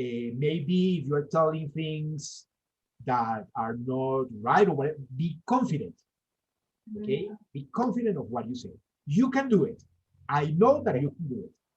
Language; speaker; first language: English; non-native, fluent; Spanish